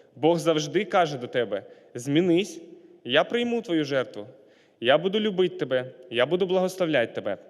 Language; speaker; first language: Ukrainian; non-native, local second language; Russian